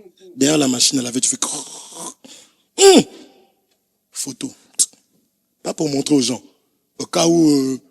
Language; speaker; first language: French; non-native, local second language; Lingala